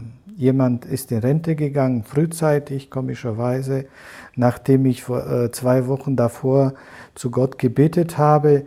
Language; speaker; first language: German; non-native, fluent; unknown